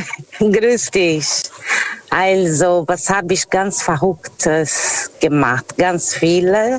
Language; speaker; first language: German; non-native, fluent; Portuguese